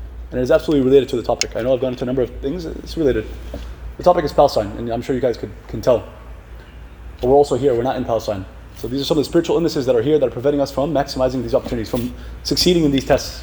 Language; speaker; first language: English; native; English